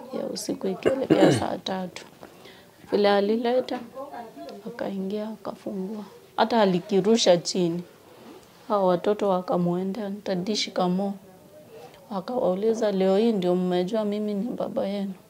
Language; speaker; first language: Swahili; non-native, local second language; Gusii